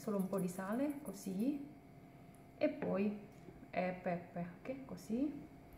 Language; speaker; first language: Italian; non-native, learner; Indonesian